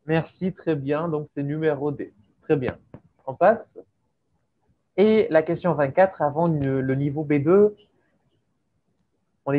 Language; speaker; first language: French; native; French